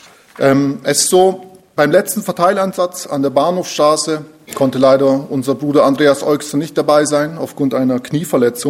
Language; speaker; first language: German; native; German